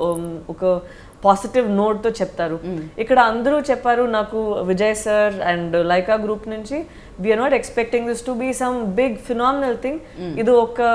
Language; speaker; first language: Telugu; non-native, local second language; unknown